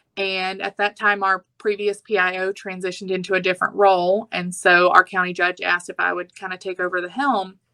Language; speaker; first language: English; native; English